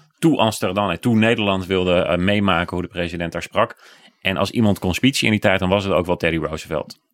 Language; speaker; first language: Dutch; native; Dutch